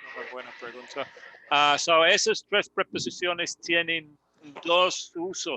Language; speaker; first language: Spanish; non-native, learner; English